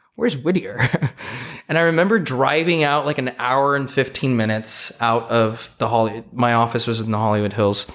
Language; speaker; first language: English; native; English